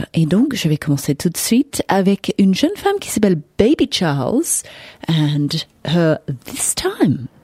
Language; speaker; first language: French; non-native, fluent; English